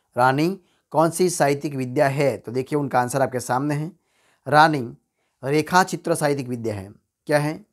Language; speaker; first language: Hindi; non-native, local second language; Gujarati